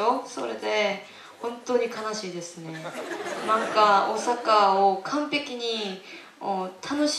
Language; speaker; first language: Japanese; non-native, learner; Korean